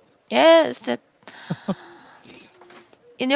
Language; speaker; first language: English; non-native, learner; Korean